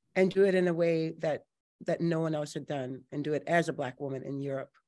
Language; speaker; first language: English; native; English